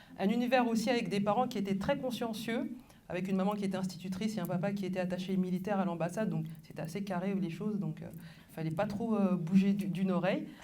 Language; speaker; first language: French; early bilingual, other home language; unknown